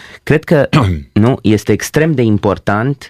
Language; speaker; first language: Romanian; native; Romanian